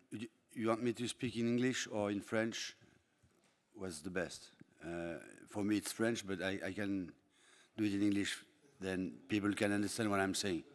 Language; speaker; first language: English; non-native, fluent; French